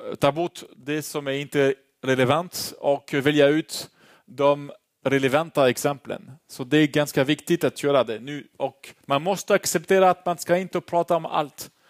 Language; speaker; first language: Swedish; non-native, fluent; French